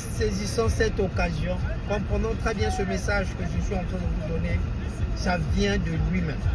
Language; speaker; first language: French; non-native, local second language; Kongo